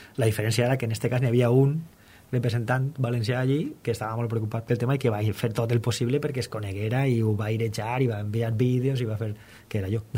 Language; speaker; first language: Catalan; non-native, local second language; Spanish